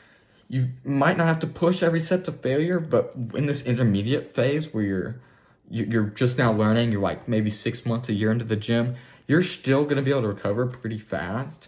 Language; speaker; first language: English; native; English